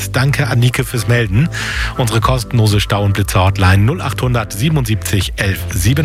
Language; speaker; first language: German; native; German